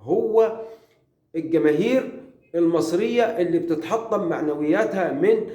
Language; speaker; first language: Arabic; native; Arabic